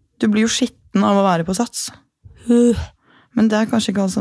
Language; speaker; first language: Norwegian; native; Norwegian